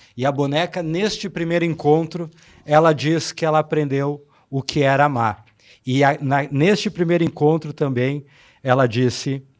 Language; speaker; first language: Portuguese; native; Portuguese